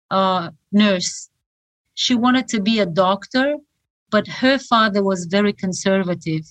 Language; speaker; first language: English; non-native, fluent; Shughni